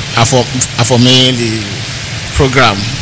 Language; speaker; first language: French; non-native, learner; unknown